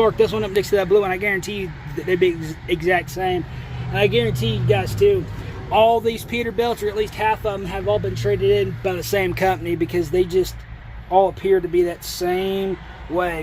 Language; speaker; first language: English; native; English